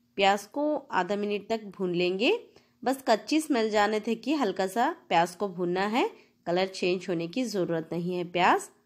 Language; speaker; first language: Hindi; non-native, local second language; Telugu